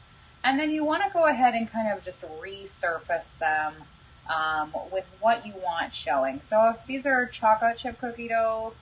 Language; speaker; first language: English; native; English